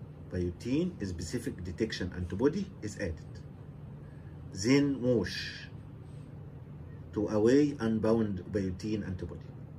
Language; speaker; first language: English; non-native, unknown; Arabic